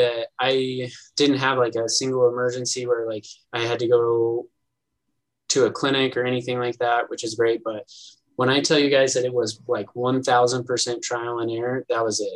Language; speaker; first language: English; native; English